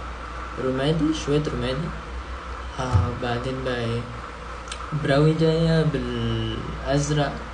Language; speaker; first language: Arabic; non-native, fluent; Indonesian